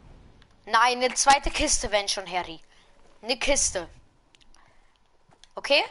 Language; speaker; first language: German; native; German